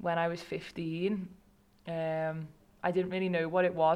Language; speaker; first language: English; native; English